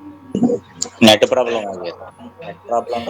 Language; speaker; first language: Hindi; non-native, local second language; Telugu